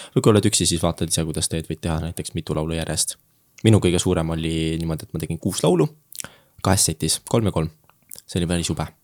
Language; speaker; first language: Estonian; native; Estonian